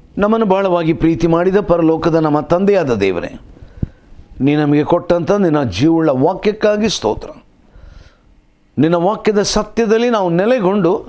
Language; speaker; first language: Kannada; non-native, local second language; Tulu